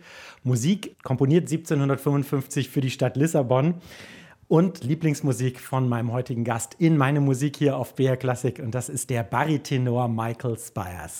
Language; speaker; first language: German; native; German